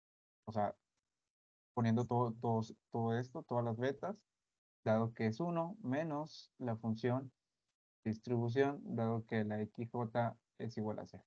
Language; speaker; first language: Spanish; native; Spanish